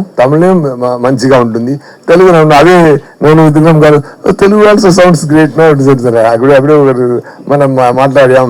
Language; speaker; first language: Telugu; non-native, fluent; Tamil